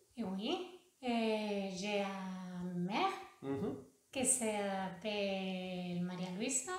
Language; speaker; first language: French; non-native, learner; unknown